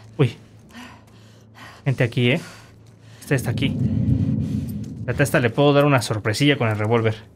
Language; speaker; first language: Spanish; native; Spanish